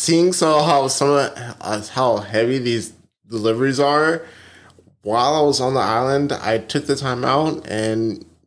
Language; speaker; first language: English; native; English